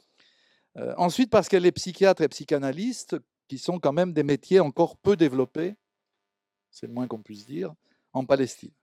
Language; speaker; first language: French; native; French